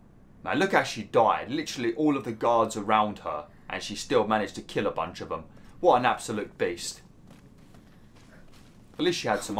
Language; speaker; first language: English; native; English